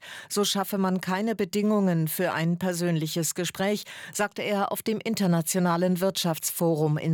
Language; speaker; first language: German; native; German